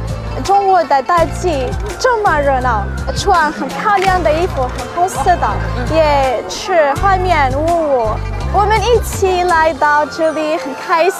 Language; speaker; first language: Chinese; non-native, learner; Arabic